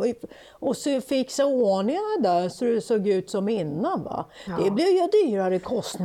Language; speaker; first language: Swedish; native; Swedish